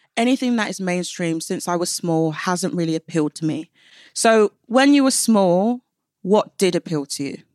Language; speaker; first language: English; native; English